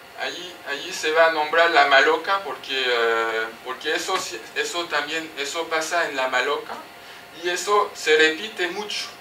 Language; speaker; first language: Spanish; non-native, fluent; French